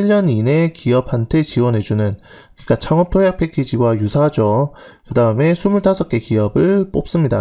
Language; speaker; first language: Korean; native; Korean